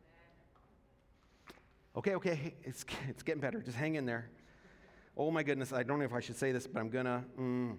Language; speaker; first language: English; native; English